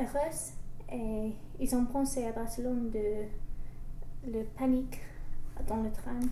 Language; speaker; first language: French; non-native, learner; English